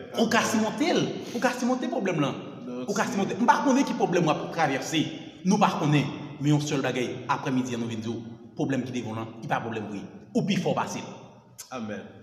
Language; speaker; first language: French; non-native, local second language; Haitian Creole